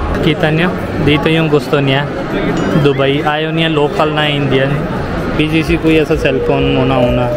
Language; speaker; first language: Filipino; non-native, learner; Hindi